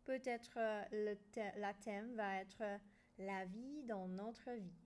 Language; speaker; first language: French; non-native, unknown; English